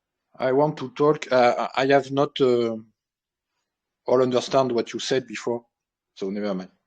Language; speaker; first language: English; non-native, learner; French